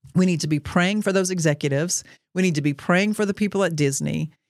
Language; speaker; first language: English; native; English